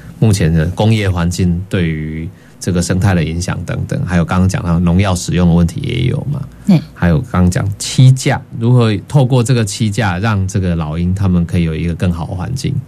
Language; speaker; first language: Chinese; native; Chinese